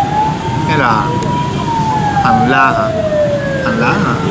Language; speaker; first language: Vietnamese; non-native, learner; Japanese